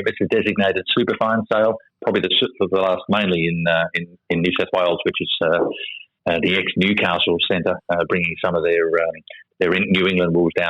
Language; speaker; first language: English; native; English